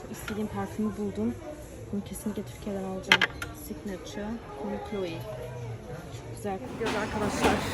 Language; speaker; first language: Turkish; early bilingual, heritage; Turkish